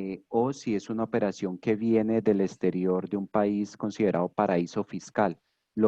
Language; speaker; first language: Spanish; native; Spanish